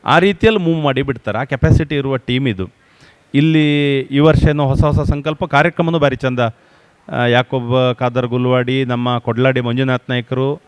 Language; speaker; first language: Kannada; native; Kannada